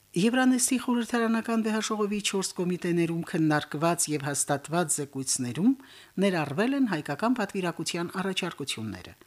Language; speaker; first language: Armenian; native; Armenian